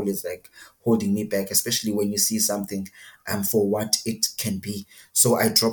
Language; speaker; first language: English; non-native, local second language; Xhosa